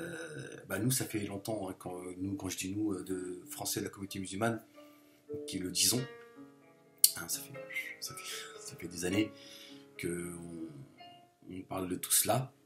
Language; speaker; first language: French; native; French